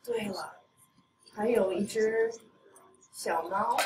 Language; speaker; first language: Chinese; non-native, fluent; English